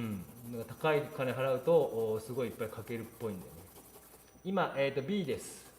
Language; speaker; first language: Japanese; native; Japanese